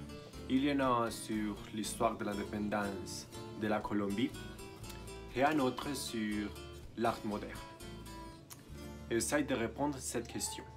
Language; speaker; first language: French; non-native, learner; Spanish